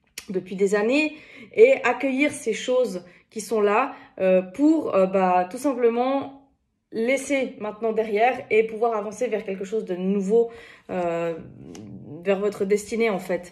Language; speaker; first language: French; native; French